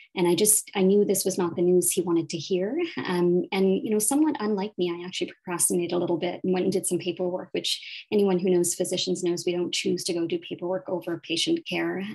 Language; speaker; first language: English; native; English